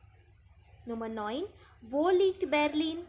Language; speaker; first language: German; non-native, fluent; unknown